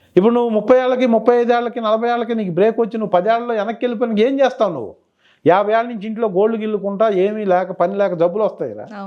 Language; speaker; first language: Telugu; native; Telugu